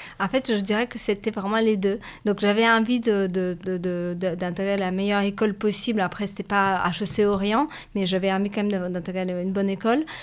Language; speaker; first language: French; non-native, fluent; Russian